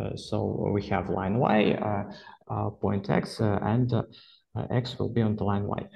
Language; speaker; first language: English; non-native, fluent; Russian